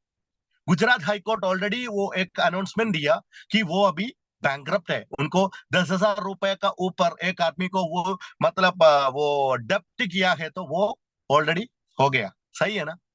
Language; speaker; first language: Hindi; non-native, local second language; Malayalam